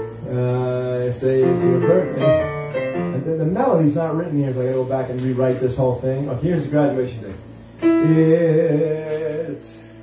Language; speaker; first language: English; native; English